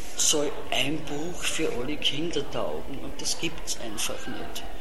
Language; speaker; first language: German; non-native, local second language; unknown